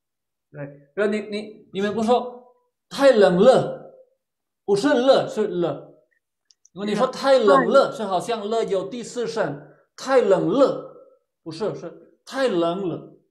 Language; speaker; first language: Chinese; non-native, fluent; Spanish